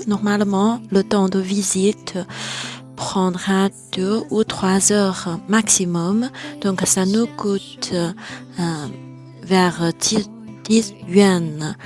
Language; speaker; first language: French; non-native, fluent; Chinese